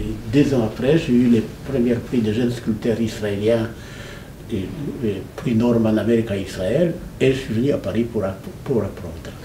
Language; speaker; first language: French; non-native, fluent; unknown